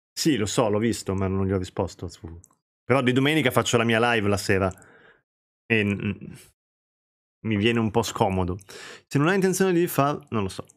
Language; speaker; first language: Italian; native; Italian